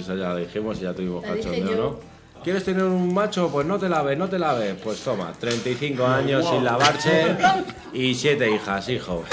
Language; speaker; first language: Spanish; native; Spanish